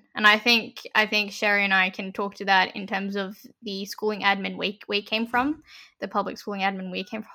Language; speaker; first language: English; early bilingual, other home language; Hindi